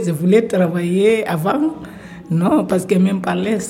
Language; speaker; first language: French; non-native, learner; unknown